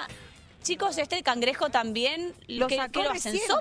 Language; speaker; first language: Spanish; native; Spanish